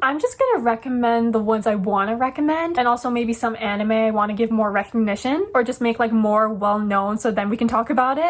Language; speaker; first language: English; native; English